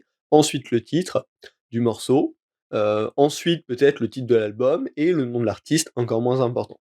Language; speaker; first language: French; native; French